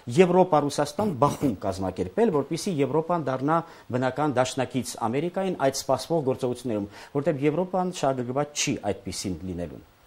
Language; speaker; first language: Armenian; native; Armenian